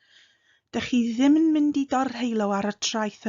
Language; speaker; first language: Welsh; non-native, fluent; English